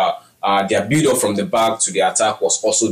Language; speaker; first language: English; non-native, local second language; Yoruba